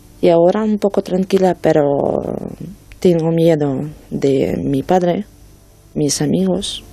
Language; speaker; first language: Spanish; non-native, learner; Ukrainian